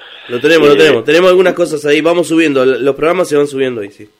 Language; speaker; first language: Spanish; native; Spanish